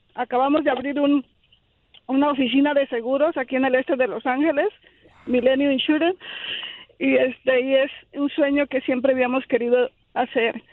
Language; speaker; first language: Spanish; native; Spanish